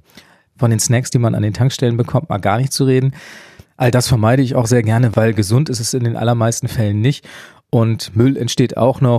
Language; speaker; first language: German; native; German